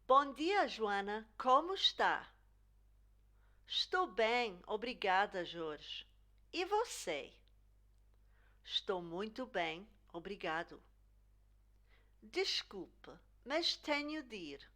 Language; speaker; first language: Portuguese; non-native, fluent; English